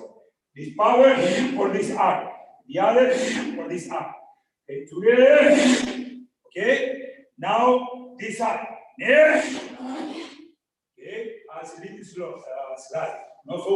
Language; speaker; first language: English; non-native, learner; Spanish